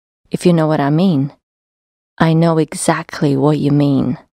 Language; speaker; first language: English; non-native, fluent; Polish